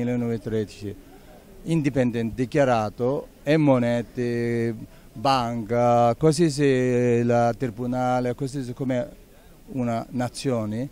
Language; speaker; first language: Italian; non-native, learner; Tibetan